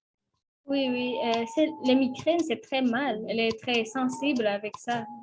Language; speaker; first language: French; non-native, learner; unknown